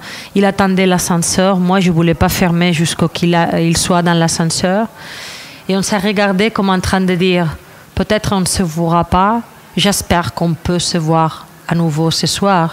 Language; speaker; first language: French; non-native, fluent; Catalan